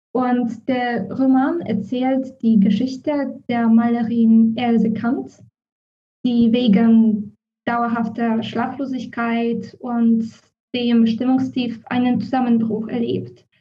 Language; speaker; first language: German; non-native, fluent; Polish